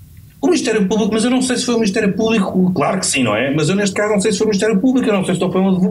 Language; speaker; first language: Portuguese; native; Portuguese